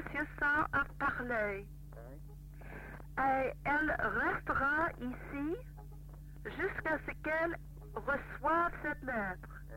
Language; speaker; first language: French; non-native, fluent; English